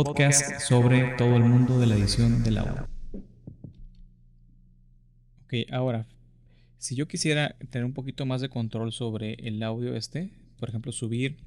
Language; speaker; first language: Spanish; native; Spanish